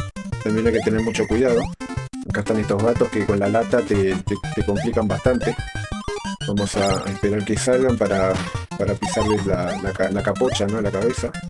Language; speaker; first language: Spanish; native; Spanish